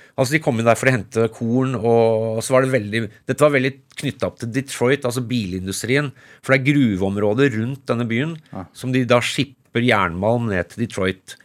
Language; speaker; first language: Norwegian; early bilingual, other home language; English